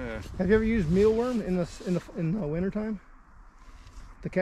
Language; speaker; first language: English; native; English